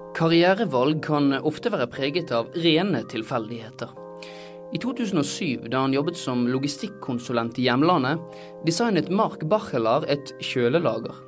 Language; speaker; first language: Norwegian; native; Norwegian